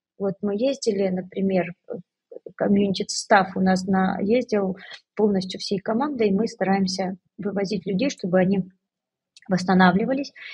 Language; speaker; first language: Russian; native; Russian